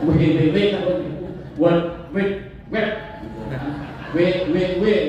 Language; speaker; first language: Indonesian; native; Indonesian